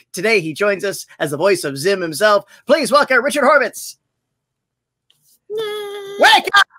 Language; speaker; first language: English; native; English